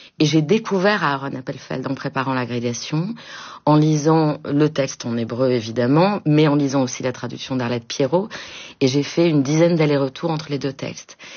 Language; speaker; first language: French; native; French